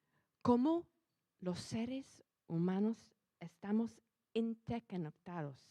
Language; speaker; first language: Spanish; non-native, fluent; English